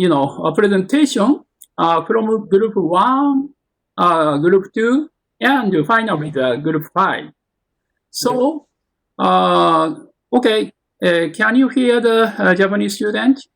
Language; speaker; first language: English; non-native, learner; Japanese